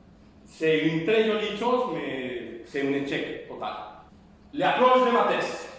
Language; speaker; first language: French; non-native, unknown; Spanish